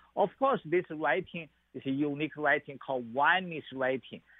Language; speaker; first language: English; non-native, learner; Chinese